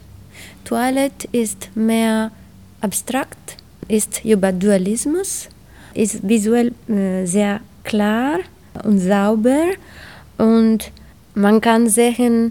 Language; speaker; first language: German; non-native, learner; Italian